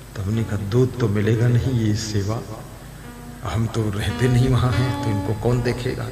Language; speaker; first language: Hindi; native; Hindi